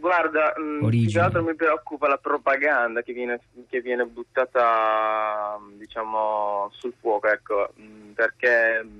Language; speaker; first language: Italian; early bilingual, other home language; Arabic